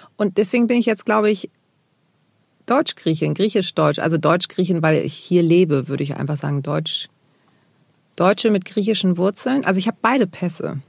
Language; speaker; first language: German; early bilingual, other home language; Greek